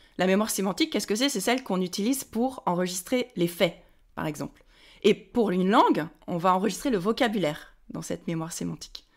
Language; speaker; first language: French; native; French